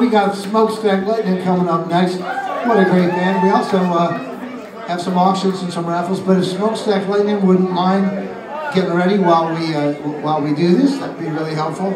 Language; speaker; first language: English; native; English